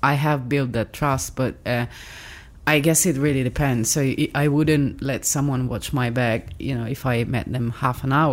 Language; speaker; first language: English; non-native, fluent; Italian